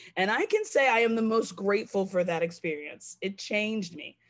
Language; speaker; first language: English; native; English